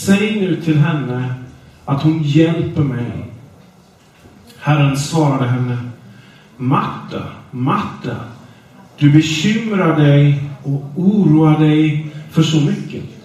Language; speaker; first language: Swedish; non-native, fluent; English